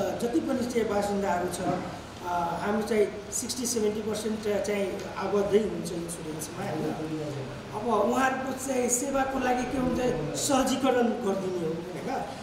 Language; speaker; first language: Nepali; native; Nepali